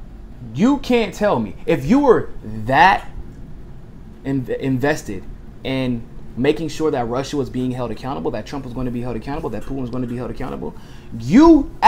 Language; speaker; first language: English; native; English